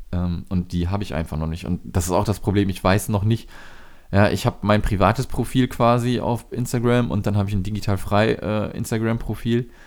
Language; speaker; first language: German; native; German